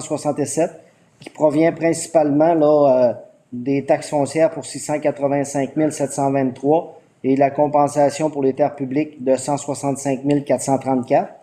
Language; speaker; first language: French; native; French